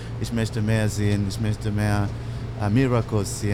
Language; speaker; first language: German; non-native, learner; English